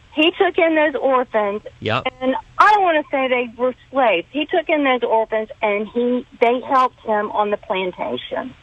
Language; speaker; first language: English; native; English